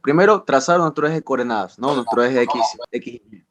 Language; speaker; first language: Spanish; native; Spanish